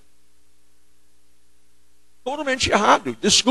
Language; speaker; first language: Portuguese; non-native, fluent; English